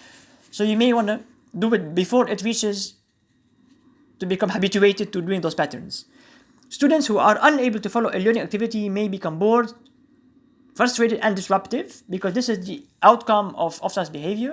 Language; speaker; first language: English; non-native, fluent; Arabic